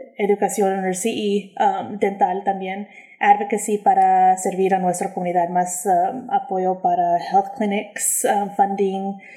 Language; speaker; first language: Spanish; early bilingual, heritage; English